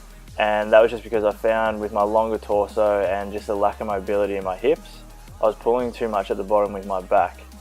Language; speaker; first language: English; native; English